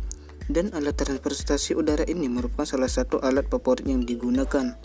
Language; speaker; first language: Indonesian; native; Indonesian